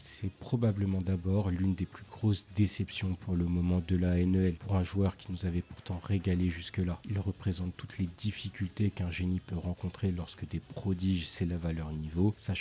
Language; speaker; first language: French; native; French